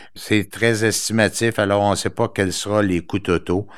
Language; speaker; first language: French; native; French